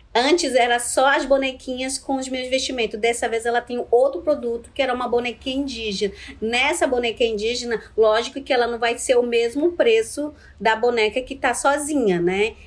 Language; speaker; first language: Portuguese; non-native, local second language; Ticuna